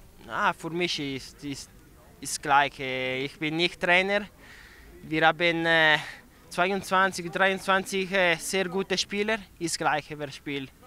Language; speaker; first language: German; non-native, local second language; Italian